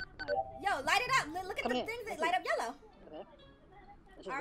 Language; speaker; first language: English; native; English